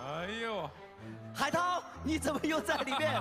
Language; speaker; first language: Chinese; native; Chinese